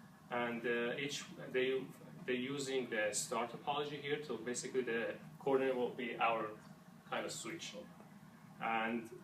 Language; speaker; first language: English; non-native, fluent; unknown